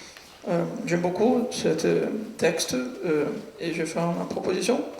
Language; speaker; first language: French; non-native, learner; Portuguese